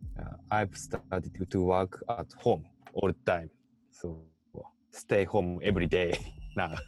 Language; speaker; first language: English; non-native, learner; Japanese